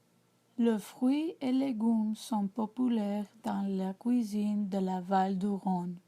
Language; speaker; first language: French; non-native, learner; English